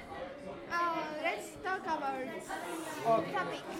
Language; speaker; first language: English; non-native, learner; Japanese